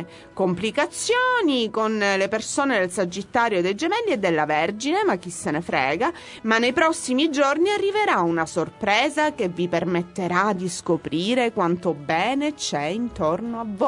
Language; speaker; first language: Italian; native; Italian